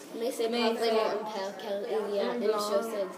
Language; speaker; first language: French; non-native, learner; English